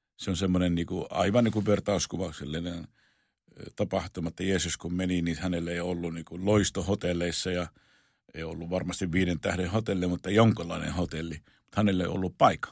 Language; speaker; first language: Finnish; non-native, fluent; Arabic